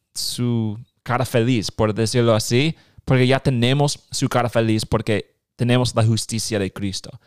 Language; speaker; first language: Spanish; non-native, fluent; English